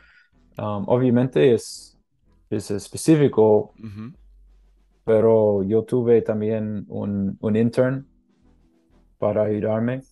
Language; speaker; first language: Spanish; non-native, learner; English